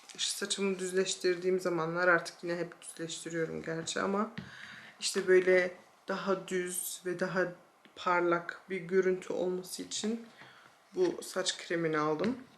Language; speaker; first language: Turkish; early bilingual, heritage; Turkish